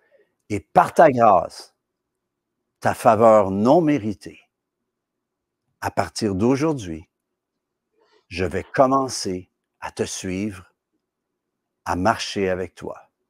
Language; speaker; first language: French; native; French